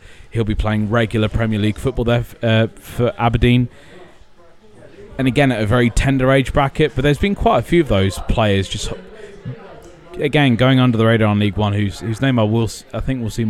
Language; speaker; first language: English; native; English